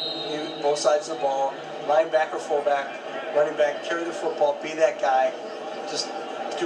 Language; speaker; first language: English; native; English